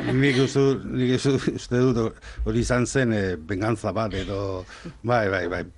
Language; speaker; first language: Basque; non-native, local second language; Spanish